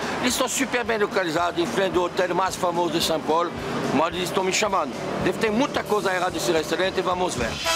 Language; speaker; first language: Portuguese; non-native, fluent; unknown